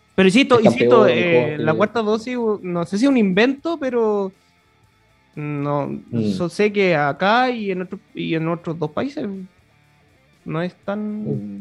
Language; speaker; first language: Spanish; native; Spanish